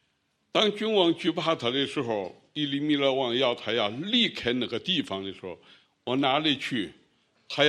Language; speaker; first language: German; non-native, fluent; Chinese